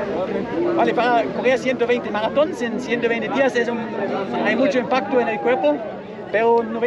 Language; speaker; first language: Spanish; non-native, fluent; German